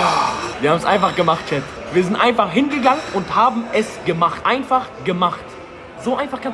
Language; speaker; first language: German; native; German